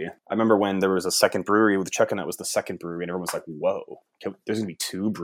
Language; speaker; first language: English; native; English